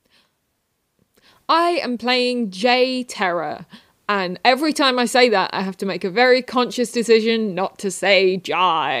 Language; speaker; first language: English; native; English